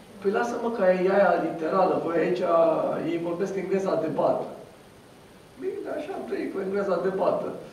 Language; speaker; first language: Romanian; non-native, local second language; Romany